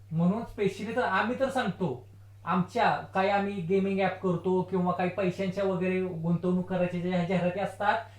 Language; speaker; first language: Marathi; non-native, local second language; Urdu